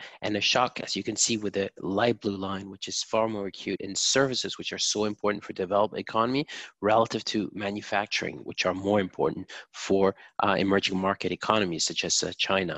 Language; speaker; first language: English; non-native, fluent; German